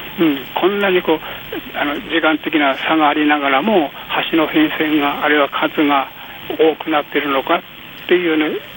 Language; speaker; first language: Japanese; native; Japanese